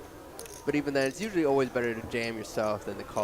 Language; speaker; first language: English; native; English